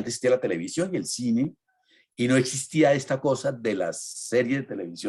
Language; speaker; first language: Spanish; native; Spanish